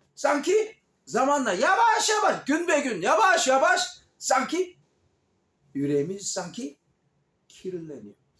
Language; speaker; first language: Turkish; non-native, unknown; Korean